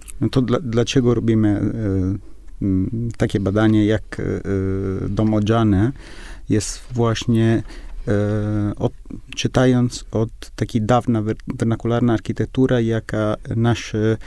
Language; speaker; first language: Polish; non-native, learner; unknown